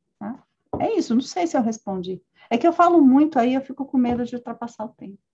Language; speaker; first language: Portuguese; early bilingual, other home language; Spanish